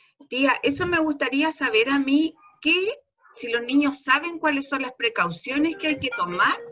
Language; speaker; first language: Spanish; native; Spanish